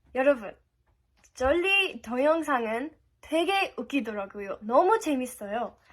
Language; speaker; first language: Korean; non-native, fluent; English